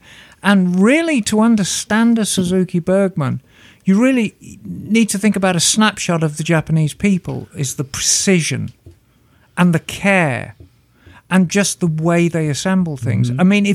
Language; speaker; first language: English; native; English